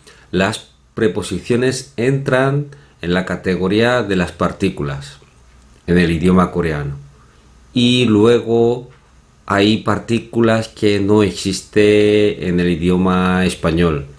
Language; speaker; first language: Spanish; non-native, fluent; Korean